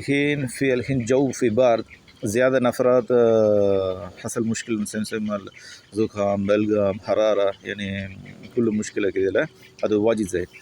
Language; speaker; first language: Arabic; non-native, learner; Tamil